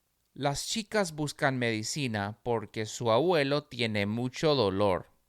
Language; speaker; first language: Spanish; non-native, fluent; English